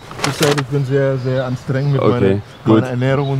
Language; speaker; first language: German; non-native, learner; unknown